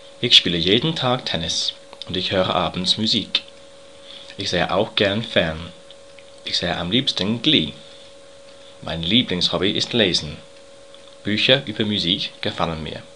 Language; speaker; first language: German; non-native, learner; English